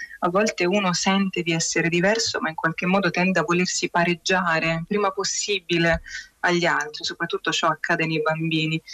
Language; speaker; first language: Italian; native; Italian